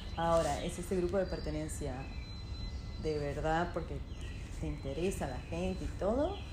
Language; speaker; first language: Spanish; native; Spanish